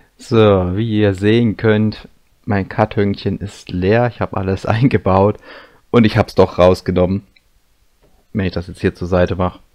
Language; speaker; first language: German; native; German